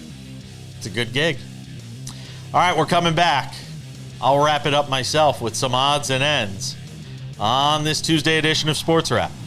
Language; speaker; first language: English; native; English